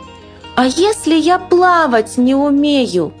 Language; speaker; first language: Russian; native; Russian